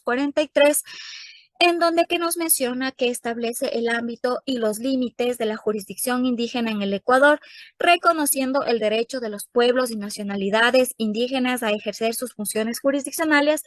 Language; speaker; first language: Spanish; native; Spanish